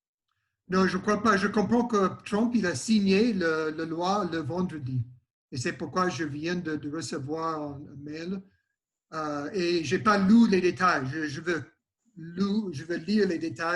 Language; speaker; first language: French; non-native, learner; English